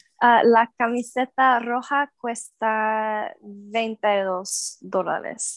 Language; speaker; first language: Spanish; non-native, learner; English